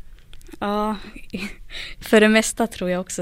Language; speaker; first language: Swedish; early bilingual, other home language; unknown